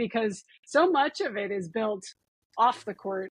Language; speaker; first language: English; native; English